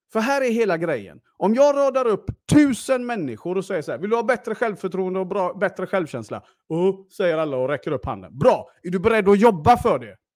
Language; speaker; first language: Swedish; early bilingual, other home language; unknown